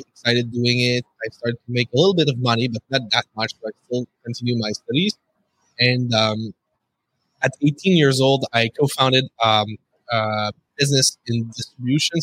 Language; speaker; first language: English; non-native, fluent; French